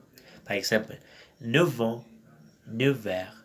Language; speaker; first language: French; non-native, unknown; Spanish